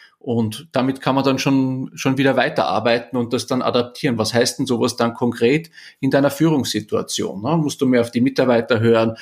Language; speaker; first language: German; native; German